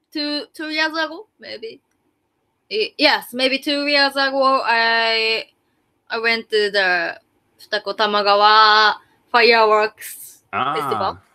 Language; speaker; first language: English; non-native, learner; Japanese